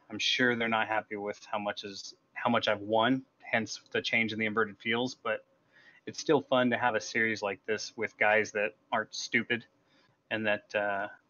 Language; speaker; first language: English; native; English